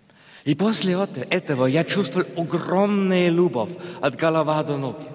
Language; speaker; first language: Russian; non-native, learner; German